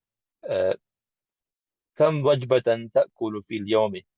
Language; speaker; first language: Arabic; non-native, learner; English